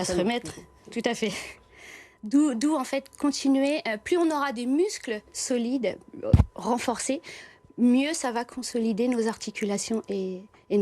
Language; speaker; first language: French; native; French